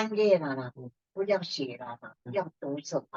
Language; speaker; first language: Chinese; early bilingual, heritage; Chinese